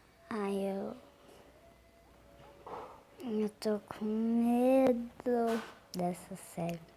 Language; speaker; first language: Portuguese; native; Portuguese